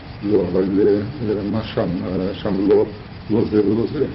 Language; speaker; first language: Hebrew; non-native, fluent; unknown